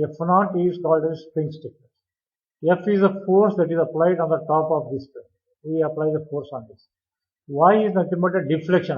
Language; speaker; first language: English; non-native, local second language; Kannada